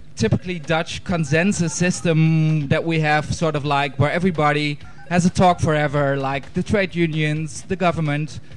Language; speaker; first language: English; non-native, fluent; Dutch